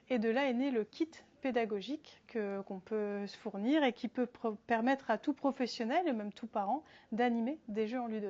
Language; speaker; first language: French; native; French